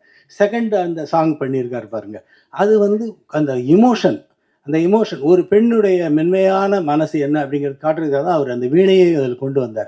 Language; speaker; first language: Tamil; native; Tamil